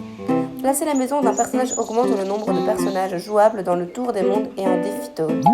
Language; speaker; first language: French; native; French